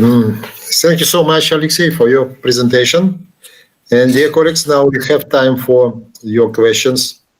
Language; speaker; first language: English; non-native, learner; Ukrainian